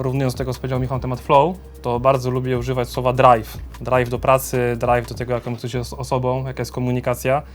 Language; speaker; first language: Polish; native; Polish